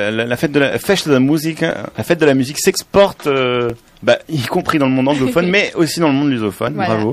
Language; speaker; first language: French; native; French